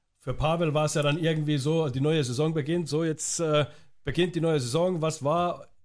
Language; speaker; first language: German; native; German